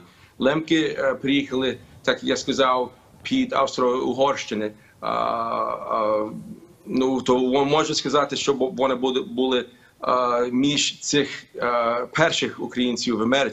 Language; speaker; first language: Ukrainian; early bilingual, heritage; Ukrainian